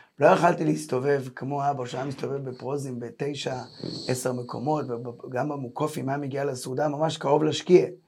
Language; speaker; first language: Hebrew; native; Hebrew